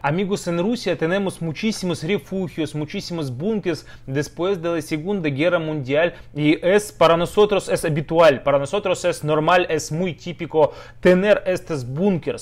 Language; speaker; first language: Spanish; non-native, learner; Russian